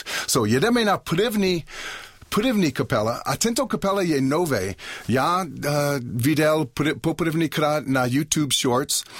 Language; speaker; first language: Czech; non-native, learner; English